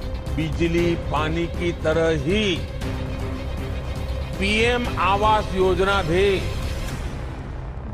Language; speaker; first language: Hindi; non-native, local second language; Gujarati